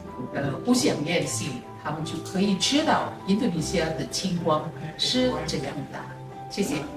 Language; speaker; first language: Chinese; non-native, local second language; Indonesian